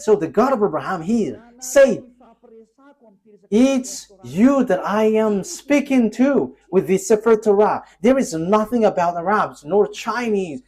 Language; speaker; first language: English; non-native, fluent; Malagasy